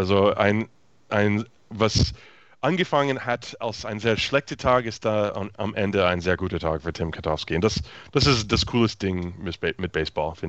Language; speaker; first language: German; non-native, fluent; English